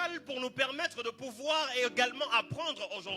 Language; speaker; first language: French; native; French